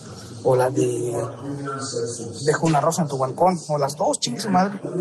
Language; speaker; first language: Spanish; native; Spanish